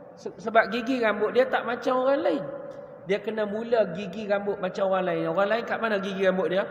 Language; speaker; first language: Malay; native; Malay